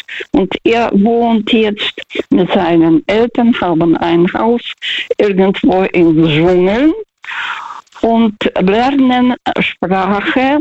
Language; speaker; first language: German; non-native, fluent; Russian